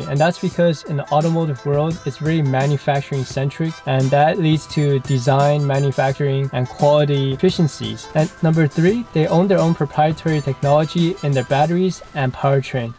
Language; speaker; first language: English; early bilingual, other home language; Chinese